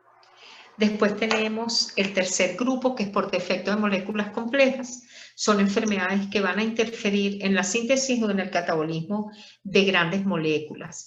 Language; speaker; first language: Spanish; native; Spanish